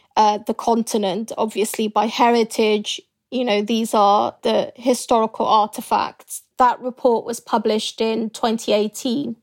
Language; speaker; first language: English; early bilingual, other home language; Yoruba